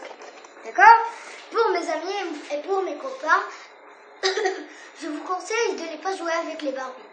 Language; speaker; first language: French; non-native, learner; Arabic